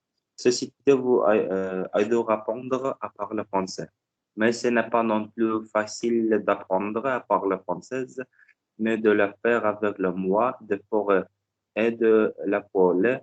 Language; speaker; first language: French; non-native, learner; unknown